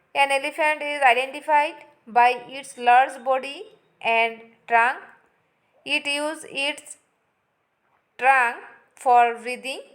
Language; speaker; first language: English; non-native, local second language; Assamese